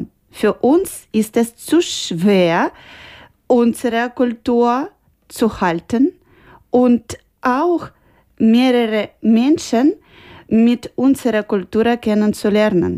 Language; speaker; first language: German; non-native, learner; Ukrainian